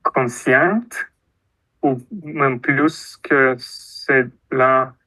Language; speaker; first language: French; non-native, fluent; Russian